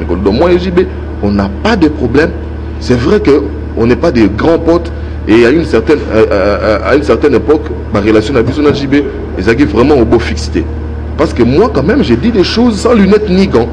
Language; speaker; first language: French; non-native, local second language; Lingala